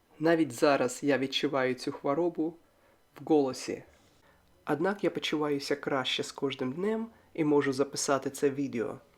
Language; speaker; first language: Ukrainian; non-native, local second language; Russian